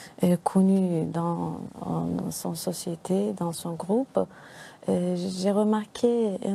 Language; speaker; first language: French; non-native, learner; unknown